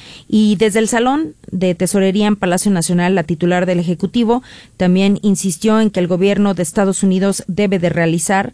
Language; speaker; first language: Spanish; native; Spanish